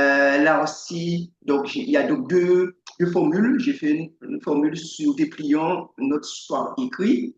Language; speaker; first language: French; native; French